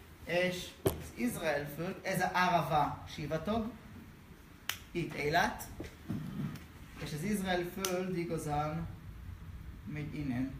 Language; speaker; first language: Hungarian; non-native, learner; Hebrew